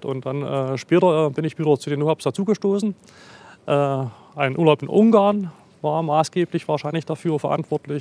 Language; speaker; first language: German; native; German